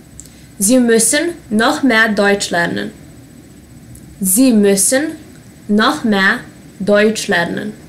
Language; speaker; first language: German; non-native, fluent; Serbian